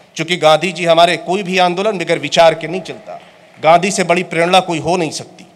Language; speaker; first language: Hindi; native; Hindi